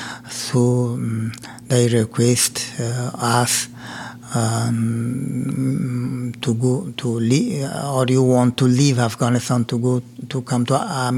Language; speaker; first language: English; non-native, learner; Persian